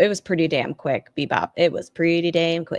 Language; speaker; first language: English; native; English